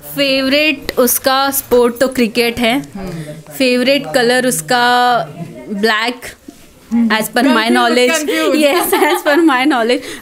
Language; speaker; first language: Hindi; non-native, local second language; Marathi